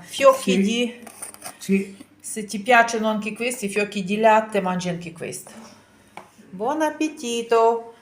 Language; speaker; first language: Italian; non-native, learner; Ukrainian